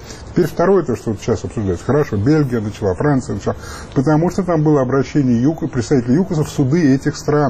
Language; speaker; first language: Russian; native; Russian